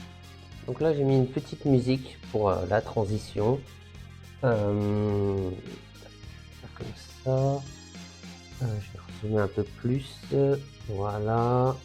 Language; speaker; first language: French; native; French